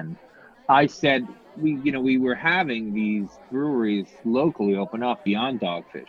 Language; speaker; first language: English; native; English